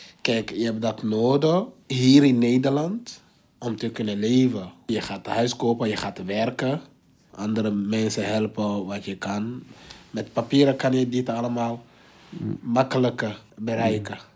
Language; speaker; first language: Dutch; non-native, fluent; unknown